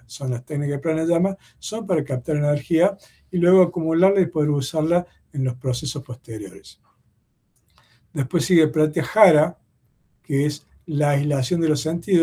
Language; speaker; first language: Spanish; native; Spanish